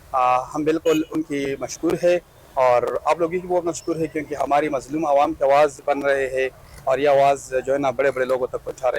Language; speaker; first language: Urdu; early bilingual, other home language; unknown